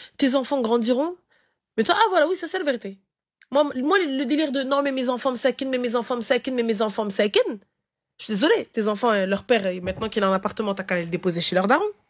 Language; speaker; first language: French; early bilingual, other home language; Arabic